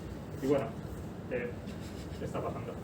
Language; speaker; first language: Spanish; native; Spanish